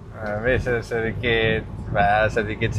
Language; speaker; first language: Indonesian; non-native, learner; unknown